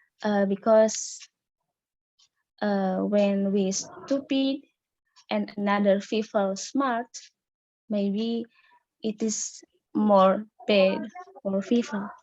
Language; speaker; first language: English; non-native, learner; Indonesian